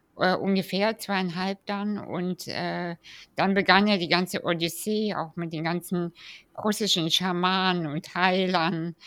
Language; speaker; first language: German; early bilingual, other home language; Russian